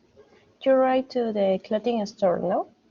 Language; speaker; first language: English; non-native, learner; Spanish